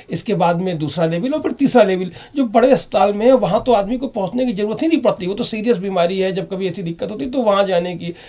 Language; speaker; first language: Hindi; native; Hindi